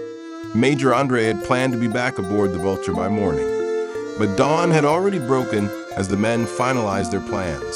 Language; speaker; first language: English; native; English